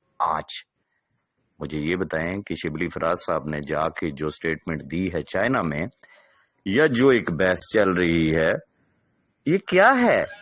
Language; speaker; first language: Urdu; non-native, local second language; Punjabi